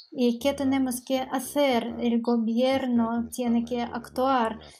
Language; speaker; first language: Spanish; non-native, learner; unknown